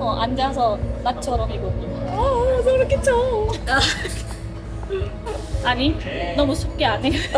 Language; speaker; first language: Korean; non-native, learner; Indonesian